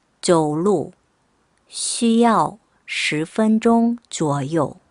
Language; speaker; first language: Chinese; non-native, fluent; Korean